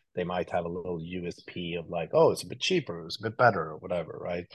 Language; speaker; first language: English; non-native, fluent; Swedish